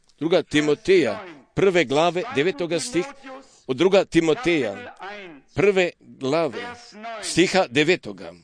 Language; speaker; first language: Croatian; early bilingual, heritage; Serbian